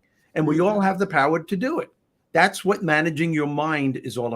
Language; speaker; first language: English; native; English